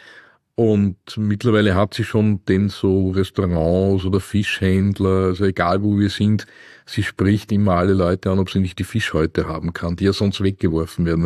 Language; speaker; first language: German; native; German